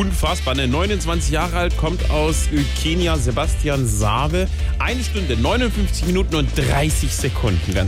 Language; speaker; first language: German; native; German